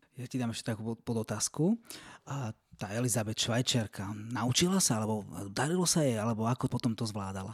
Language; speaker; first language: Slovak; native; Slovak